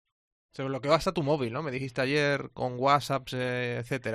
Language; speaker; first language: Spanish; native; Spanish